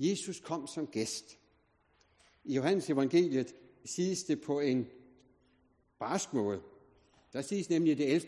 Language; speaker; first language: Danish; native; Danish